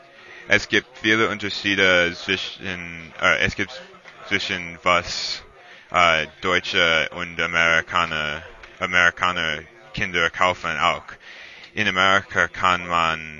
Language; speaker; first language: German; non-native, learner; English